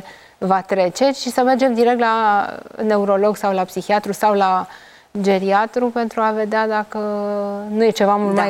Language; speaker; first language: Romanian; native; Romanian